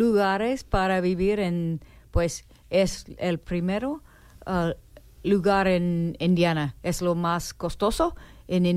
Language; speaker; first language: Spanish; non-native, learner; English